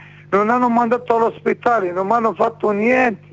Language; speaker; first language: Italian; non-native, learner; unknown